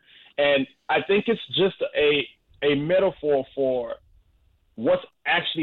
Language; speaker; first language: English; non-native, local second language; Shona